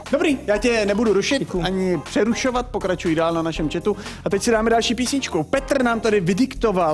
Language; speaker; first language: Czech; native; Czech